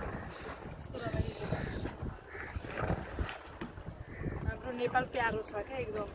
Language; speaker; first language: Nepali; native; Nepali